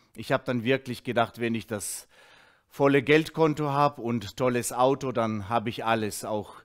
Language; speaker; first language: German; early bilingual, heritage; Russian